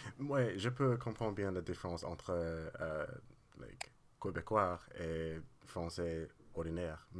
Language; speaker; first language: French; non-native, learner; English